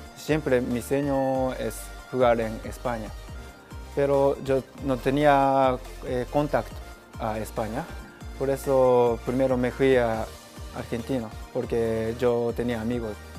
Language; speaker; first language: Spanish; non-native, learner; Japanese